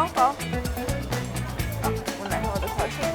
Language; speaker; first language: Chinese; non-native, fluent; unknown